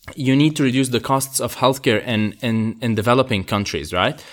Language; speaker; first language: English; non-native, fluent; Arabic